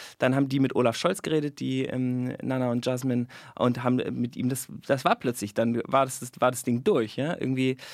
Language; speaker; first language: German; native; German